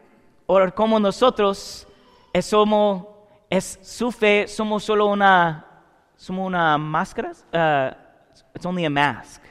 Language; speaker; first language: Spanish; non-native, learner; English